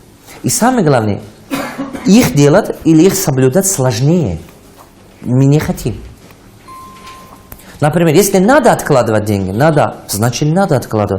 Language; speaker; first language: Russian; non-native, local second language; Tajik